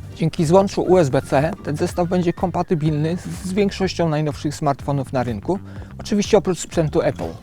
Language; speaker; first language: Polish; native; Polish